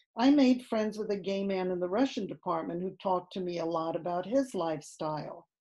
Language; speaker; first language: English; native; English